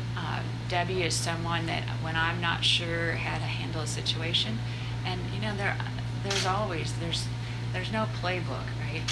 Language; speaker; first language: English; native; English